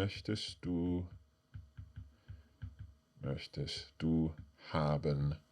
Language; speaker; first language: German; non-native, fluent; English